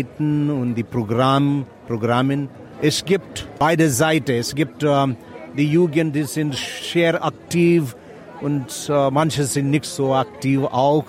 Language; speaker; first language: German; non-native, learner; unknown